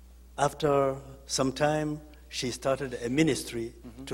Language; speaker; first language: English; non-native, local second language; Kinyarwanda